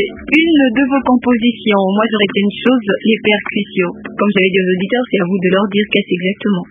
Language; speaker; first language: French; non-native, local second language; Lingala